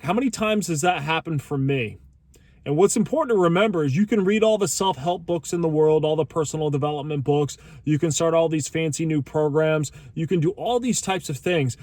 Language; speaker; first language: English; native; English